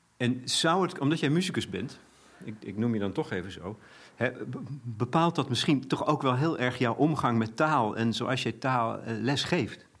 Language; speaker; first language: Dutch; native; Dutch